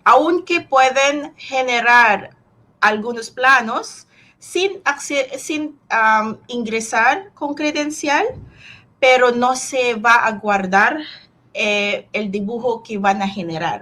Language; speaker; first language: Spanish; non-native, fluent; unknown